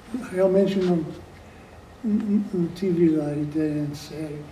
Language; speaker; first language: Portuguese; non-native, fluent; English